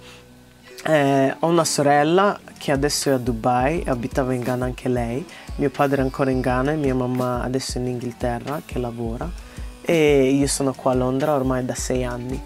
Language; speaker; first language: Italian; early bilingual, other home language; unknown